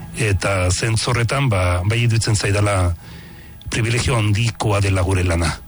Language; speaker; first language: Basque; native; Basque